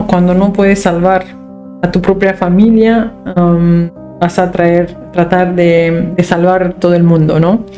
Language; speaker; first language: Spanish; non-native, fluent; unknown